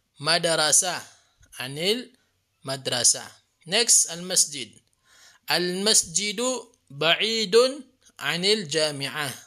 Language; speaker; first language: Arabic; non-native, fluent; Filipino